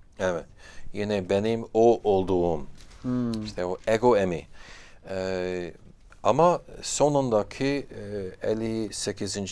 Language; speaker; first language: Turkish; non-native, fluent; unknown